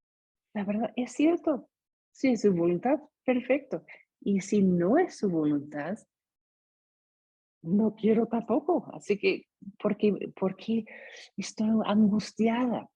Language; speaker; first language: Spanish; non-native, fluent; English